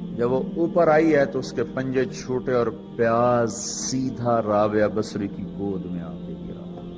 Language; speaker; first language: Urdu; non-native, local second language; Punjabi